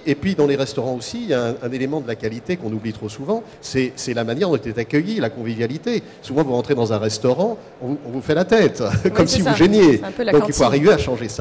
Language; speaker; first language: French; native; French